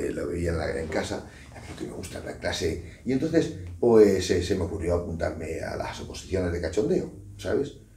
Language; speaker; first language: Spanish; native; Spanish